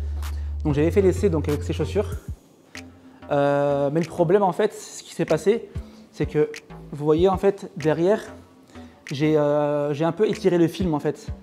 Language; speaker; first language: French; native; French